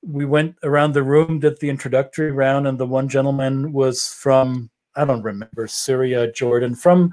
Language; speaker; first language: English; non-native, fluent; German